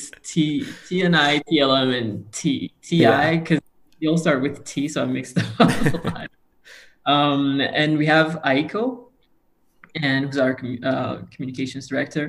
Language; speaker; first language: English; non-native, local second language; Kinyarwanda